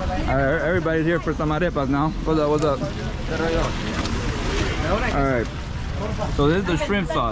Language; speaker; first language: English; early bilingual, other home language; Spanish